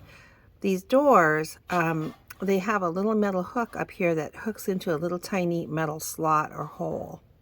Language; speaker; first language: English; native; English